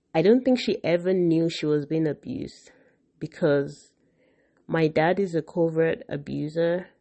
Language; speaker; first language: English; non-native, local second language; Yoruba